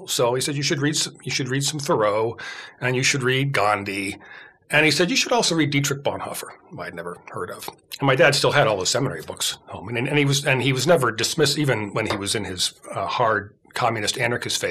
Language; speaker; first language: English; native; English